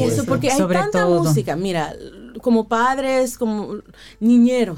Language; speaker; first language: Spanish; early bilingual, heritage; Spanish